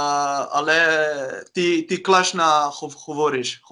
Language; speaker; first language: Ukrainian; non-native, learner; Dutch